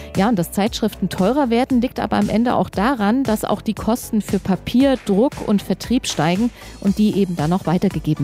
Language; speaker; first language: German; native; German